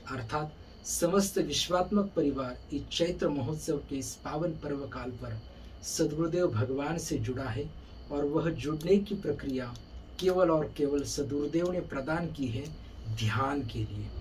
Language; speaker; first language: Hindi; non-native, local second language; Marathi